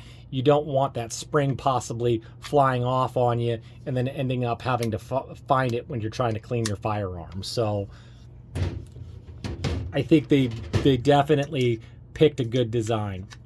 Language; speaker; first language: English; native; English